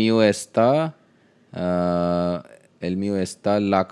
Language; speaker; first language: Spanish; non-native, learner; Hindi